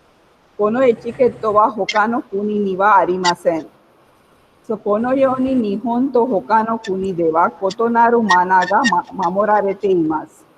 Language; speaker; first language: Japanese; non-native, fluent; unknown